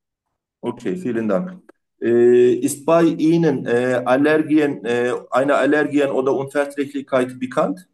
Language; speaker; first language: German; non-native, learner; Turkish